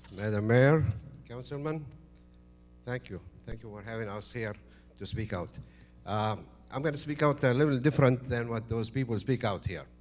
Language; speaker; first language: English; non-native, fluent; Arabic